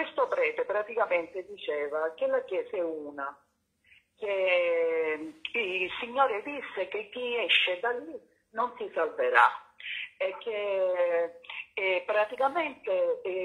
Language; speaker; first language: Italian; non-native, fluent; Maltese